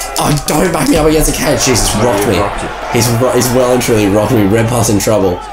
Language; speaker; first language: English; native; English